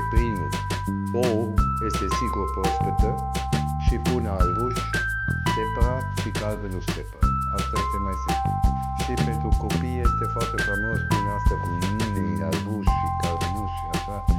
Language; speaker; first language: Romanian; non-native, learner; Swiss German